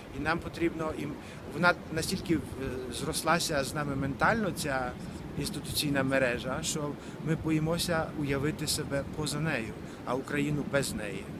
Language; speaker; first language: Ukrainian; native; Ukrainian